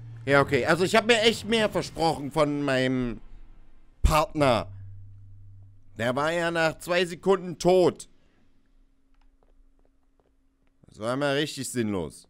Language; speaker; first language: German; native; German